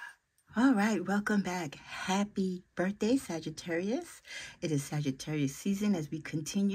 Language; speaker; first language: English; native; English